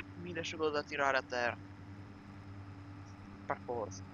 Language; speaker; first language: Italian; native; Italian